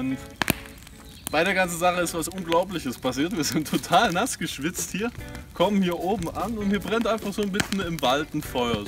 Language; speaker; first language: German; native; German